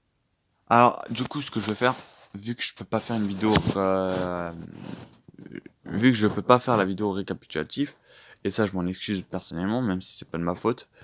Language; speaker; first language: French; native; French